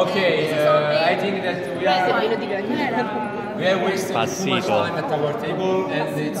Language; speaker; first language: English; non-native, fluent; Italian